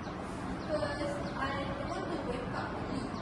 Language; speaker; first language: English; non-native, learner; Malay